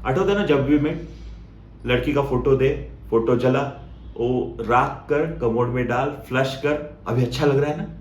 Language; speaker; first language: Hindi; non-native, local second language; Marathi